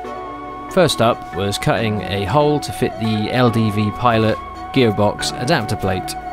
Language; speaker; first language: English; native; English